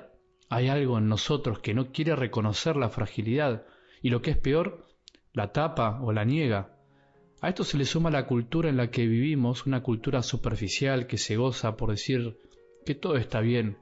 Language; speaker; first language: Spanish; native; Spanish